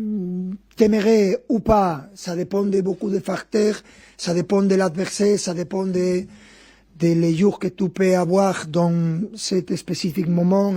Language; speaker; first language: French; non-native, fluent; Spanish